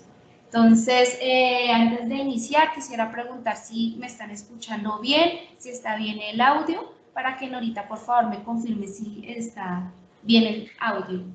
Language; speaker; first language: Spanish; native; Spanish